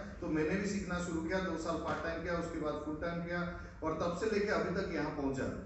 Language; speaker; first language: Hindi; non-native, local second language; Odia